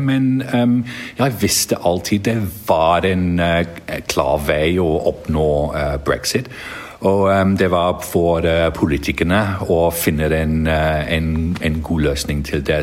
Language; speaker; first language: Norwegian; non-native, learner; English